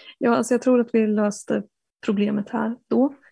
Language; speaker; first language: Swedish; native; Swedish